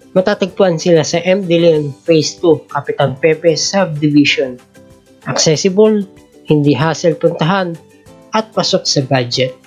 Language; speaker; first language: Filipino; native; Filipino